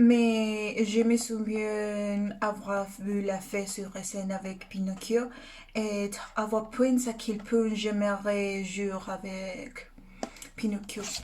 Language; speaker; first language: French; non-native, learner; Spanish